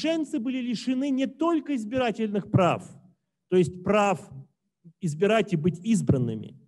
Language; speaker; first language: Russian; native; Russian